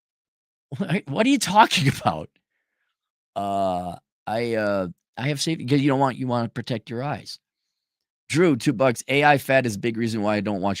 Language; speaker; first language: English; native; English